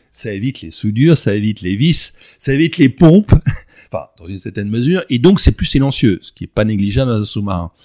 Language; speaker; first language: French; native; French